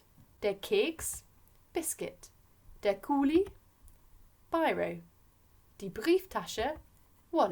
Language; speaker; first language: German; non-native, fluent; English